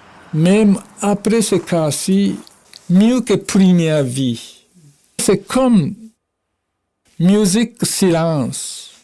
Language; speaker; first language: French; non-native, fluent; Japanese